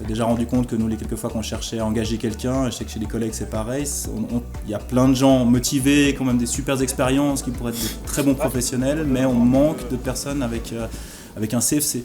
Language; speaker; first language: French; native; French